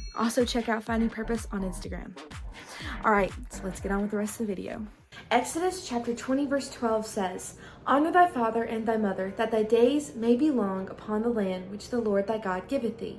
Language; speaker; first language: English; native; English